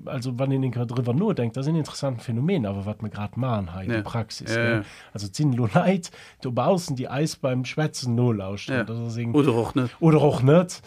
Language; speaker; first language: Luxembourgish; early bilingual, other home language; German